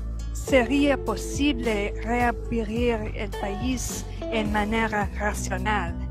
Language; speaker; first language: Spanish; non-native, fluent; English